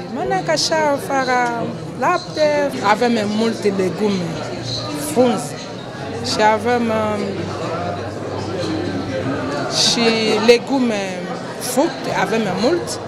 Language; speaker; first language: Romanian; non-native, learner; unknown